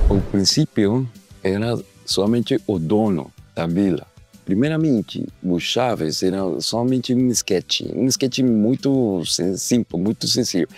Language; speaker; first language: Portuguese; non-native, learner; Spanish